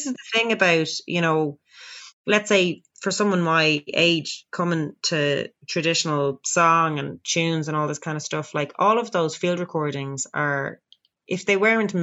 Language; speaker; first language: English; native; English